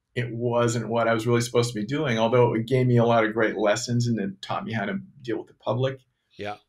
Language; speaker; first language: English; native; English